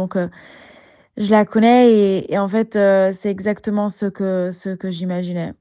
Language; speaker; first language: French; non-native, fluent; Italian